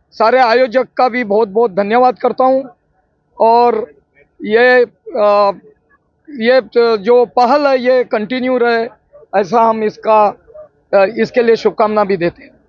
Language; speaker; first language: Hindi; non-native, local second language; Gujarati